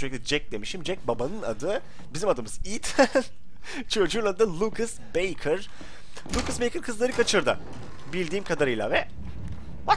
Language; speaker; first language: Turkish; native; Turkish